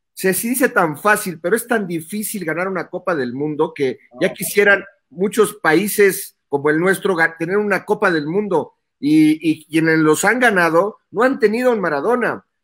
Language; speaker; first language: Spanish; native; Spanish